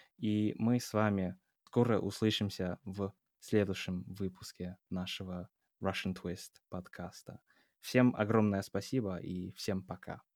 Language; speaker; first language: Russian; non-native, fluent; English